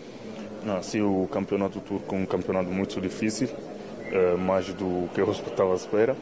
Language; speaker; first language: Portuguese; non-native, fluent; Italian